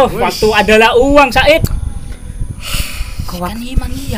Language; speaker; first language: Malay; non-native, local second language; Javanese